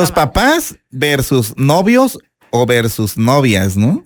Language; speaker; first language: Spanish; native; Spanish